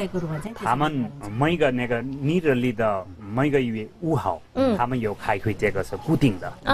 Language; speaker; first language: Chinese; non-native, learner; Nepali